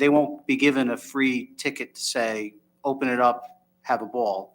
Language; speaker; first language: English; native; English